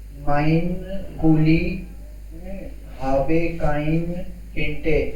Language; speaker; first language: German; non-native, learner; Hindi